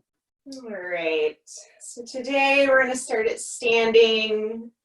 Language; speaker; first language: English; native; English